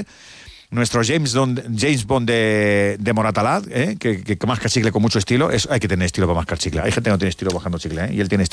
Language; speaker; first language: Spanish; native; Spanish